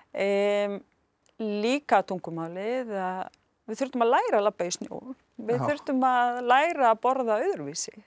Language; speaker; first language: Icelandic; non-native, fluent; Arabic